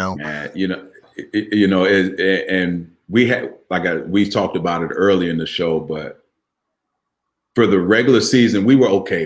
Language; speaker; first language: English; native; English